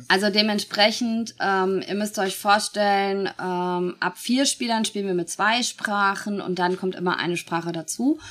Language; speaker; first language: German; native; German